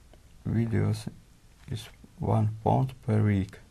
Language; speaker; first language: English; non-native, learner; Latvian